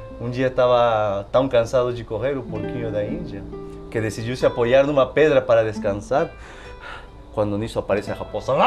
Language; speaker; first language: Portuguese; non-native, fluent; Spanish